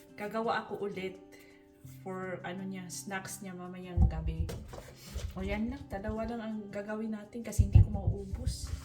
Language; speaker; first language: Filipino; non-native, local second language; Cebuano